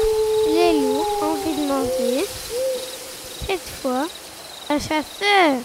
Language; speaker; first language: French; native; French